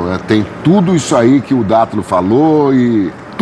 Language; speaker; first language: Portuguese; native; Portuguese